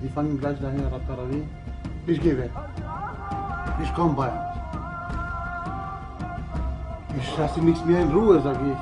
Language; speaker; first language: German; early bilingual, other home language; Albanian